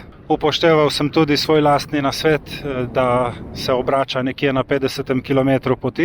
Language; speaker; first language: Slovenian; native; Slovenian